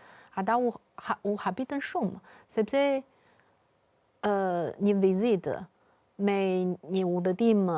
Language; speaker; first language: Albanian; non-native, fluent; Chinese